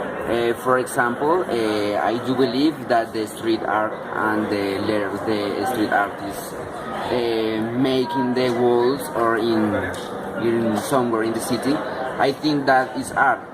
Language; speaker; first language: English; non-native, learner; Spanish